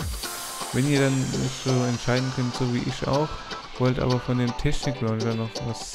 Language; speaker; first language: German; native; German